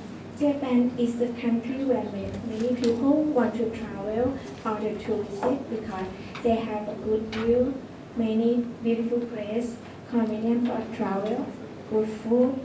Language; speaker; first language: English; non-native, learner; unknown